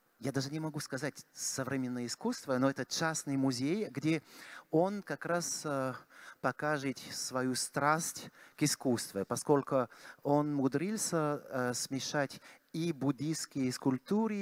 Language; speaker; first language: Russian; non-native, fluent; French